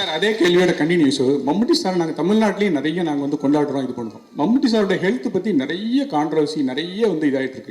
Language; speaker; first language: Tamil; native; Tamil